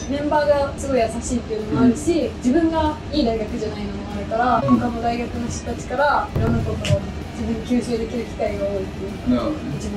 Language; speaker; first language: Japanese; native; Japanese